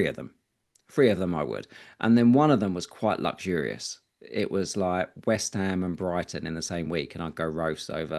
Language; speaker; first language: English; native; English